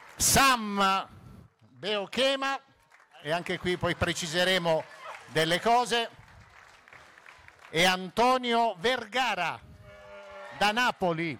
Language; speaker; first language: Italian; native; Italian